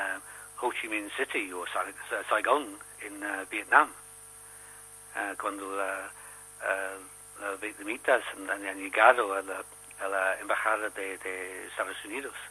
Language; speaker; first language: Spanish; non-native, learner; English